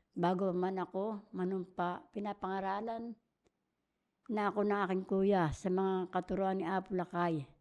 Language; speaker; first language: Filipino; native; Filipino